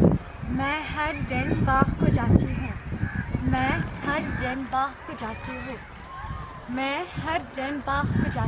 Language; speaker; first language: Hindi; non-native, learner; Arabic